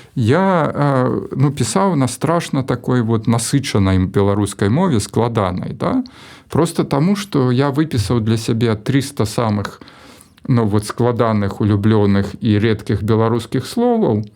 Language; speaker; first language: Belarusian; non-native, local second language; Russian